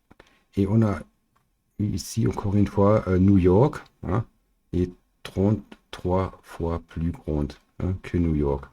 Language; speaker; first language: French; non-native, learner; German